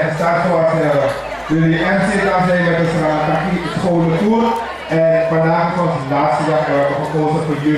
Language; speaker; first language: Dutch; non-native, local second language; Sranan Tongo